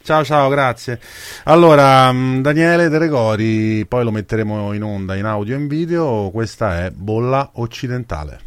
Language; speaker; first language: Italian; native; Italian